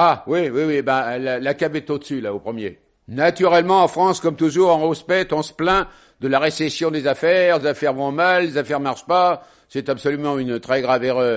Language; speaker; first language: French; native; French